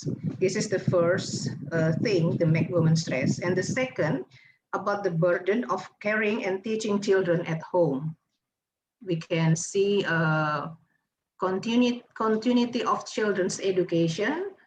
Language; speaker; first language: English; non-native, fluent; Indonesian